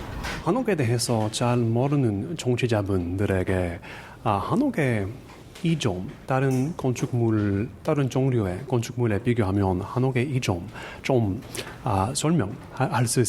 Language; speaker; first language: Korean; non-native, learner; English